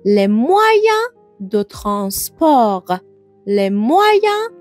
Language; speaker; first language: French; non-native, fluent; Persian